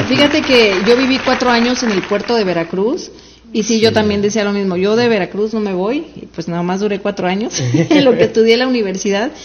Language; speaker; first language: Spanish; native; Spanish